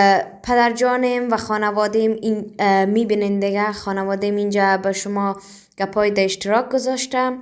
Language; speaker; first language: Persian; early bilingual, heritage; Persian